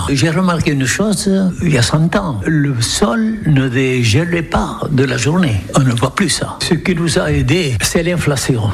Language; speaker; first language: French; non-native, local second language; Occitan